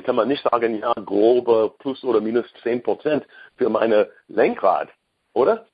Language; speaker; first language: German; non-native, learner; English